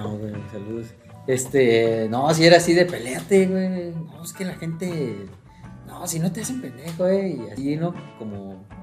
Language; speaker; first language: Spanish; native; Spanish